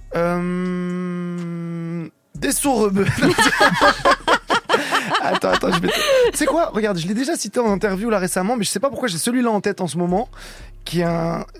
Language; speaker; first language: French; native; French